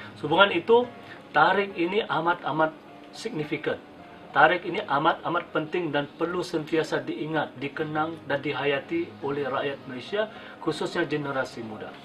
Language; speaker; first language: Malay; native; Malay